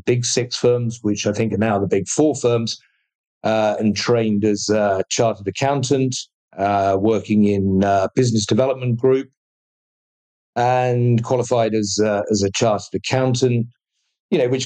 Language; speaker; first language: English; native; English